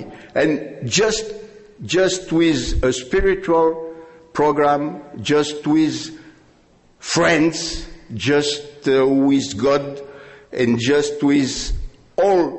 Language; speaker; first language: English; non-native, learner; French